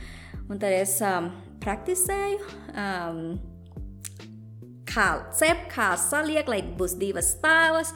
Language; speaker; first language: Latvian; non-native, fluent; Thai